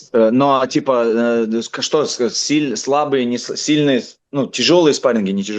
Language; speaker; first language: Russian; native; Russian